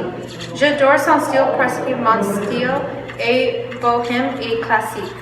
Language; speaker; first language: French; non-native, learner; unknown